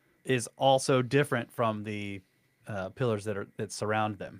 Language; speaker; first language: English; native; English